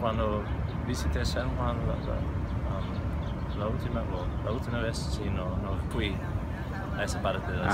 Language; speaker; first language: Spanish; non-native, fluent; English